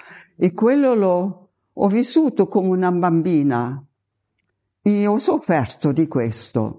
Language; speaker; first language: Italian; non-native, fluent; German